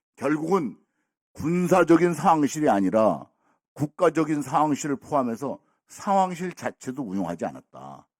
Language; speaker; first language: Korean; native; Korean